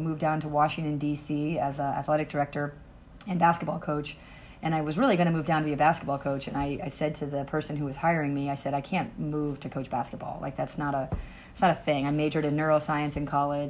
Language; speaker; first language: English; native; English